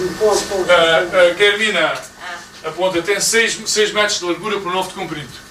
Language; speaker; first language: Portuguese; native; Portuguese